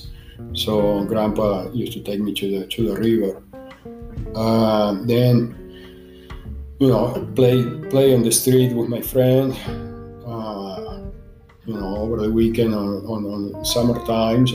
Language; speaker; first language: English; non-native, learner; Spanish